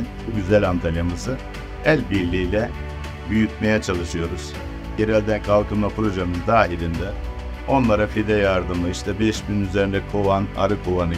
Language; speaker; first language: Turkish; native; Turkish